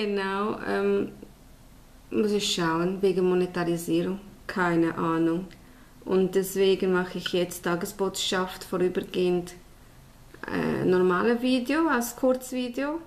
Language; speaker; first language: German; non-native, fluent; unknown